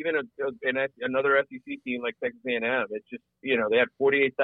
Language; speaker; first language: English; native; English